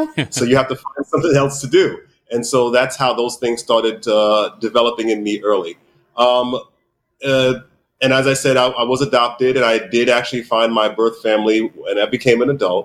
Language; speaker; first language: English; native; English